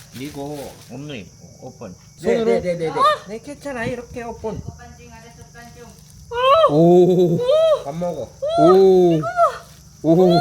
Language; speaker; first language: Korean; non-native, learner; Malay